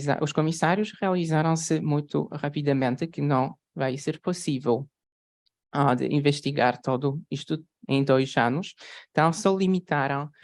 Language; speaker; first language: Portuguese; non-native, fluent; Polish